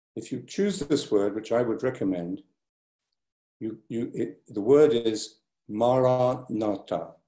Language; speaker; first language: English; native; English